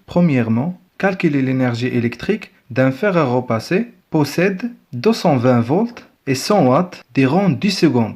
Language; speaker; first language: French; non-native, local second language; Arabic